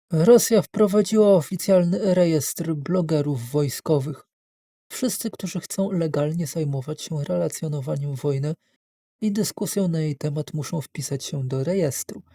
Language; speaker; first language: Polish; native; Polish